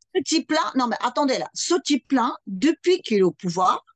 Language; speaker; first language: French; non-native, fluent; Russian